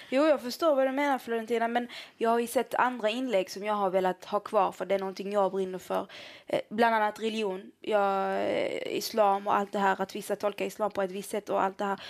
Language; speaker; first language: Swedish; early bilingual, other home language; Arabic